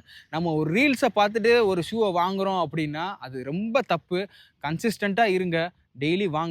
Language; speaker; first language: Tamil; native; Tamil